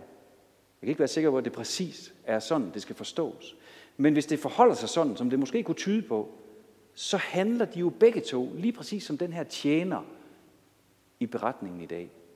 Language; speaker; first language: Danish; native; Danish